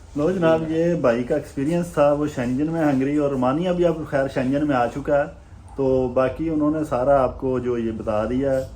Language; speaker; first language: Urdu; non-native, local second language; Punjabi